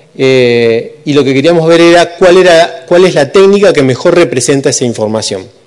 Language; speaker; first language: Spanish; native; Spanish